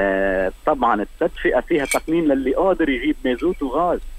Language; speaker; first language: Arabic; native; Arabic